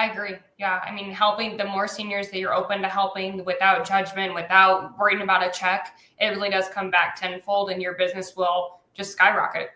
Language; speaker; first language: English; native; English